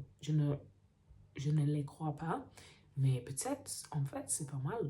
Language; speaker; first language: French; non-native, learner; English